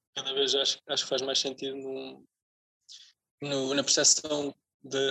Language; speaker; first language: Portuguese; native; Portuguese